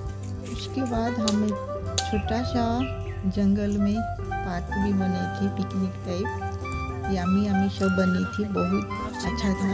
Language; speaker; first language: Hindi; non-native, local second language; Odia